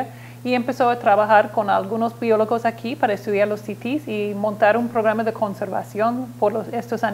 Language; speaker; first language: Spanish; non-native, learner; English